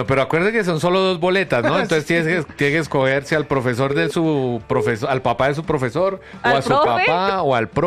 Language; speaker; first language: Spanish; native; Spanish